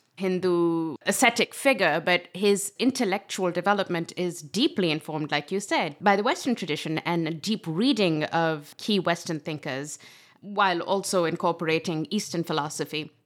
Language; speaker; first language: English; non-native, local second language; Urdu